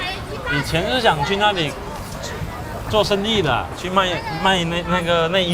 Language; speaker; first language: Chinese; native; Chinese